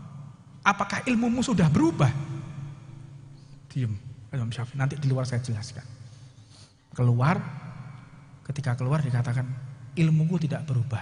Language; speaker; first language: Indonesian; non-native, local second language; Javanese